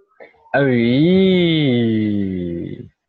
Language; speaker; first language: French; non-native, learner; Portuguese